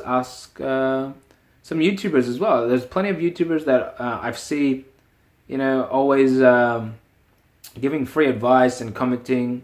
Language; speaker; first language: English; native; English